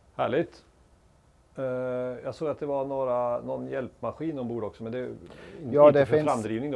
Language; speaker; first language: Swedish; native; Swedish